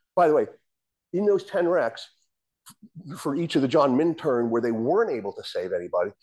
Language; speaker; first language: English; native; English